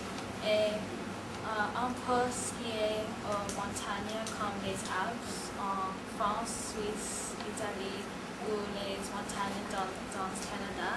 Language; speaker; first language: French; non-native, learner; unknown